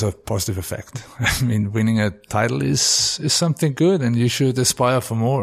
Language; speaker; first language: English; non-native, fluent; German